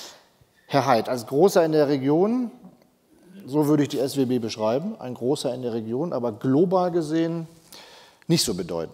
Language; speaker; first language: German; native; German